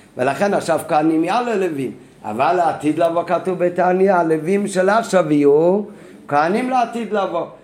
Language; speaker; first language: Hebrew; non-native, fluent; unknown